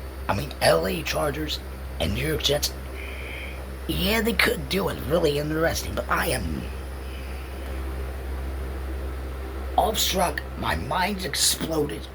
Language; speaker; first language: English; native; English